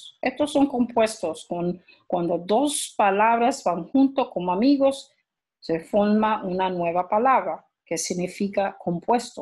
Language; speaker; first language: Spanish; early bilingual, heritage; Spanish